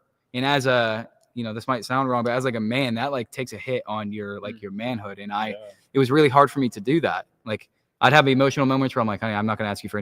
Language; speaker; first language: English; native; English